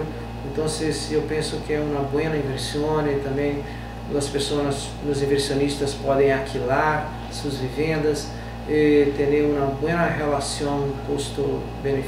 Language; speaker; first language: Portuguese; non-native, learner; Spanish